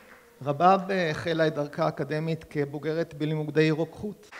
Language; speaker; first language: Hebrew; native; Hebrew